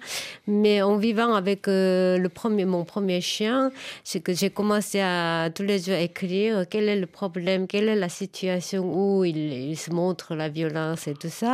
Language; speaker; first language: French; non-native, fluent; Korean